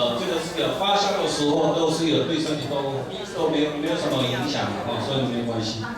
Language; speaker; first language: Chinese; non-native, fluent; Korean